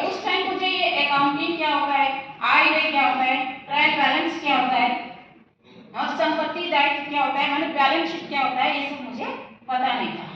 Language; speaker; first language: Hindi; non-native, local second language; Telugu